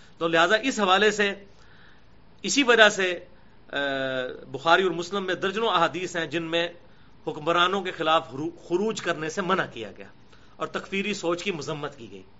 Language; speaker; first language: Urdu; non-native, local second language; Punjabi